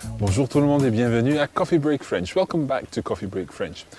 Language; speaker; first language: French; non-native, fluent; English